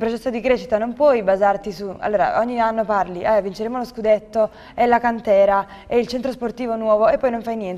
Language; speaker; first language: Italian; native; Italian